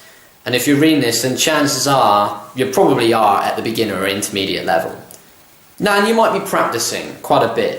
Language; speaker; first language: English; native; English